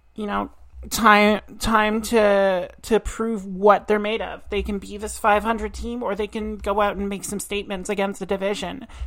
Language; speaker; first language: English; native; English